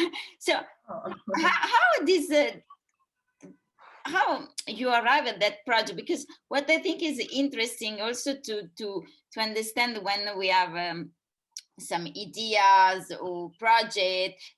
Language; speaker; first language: English; non-native, fluent; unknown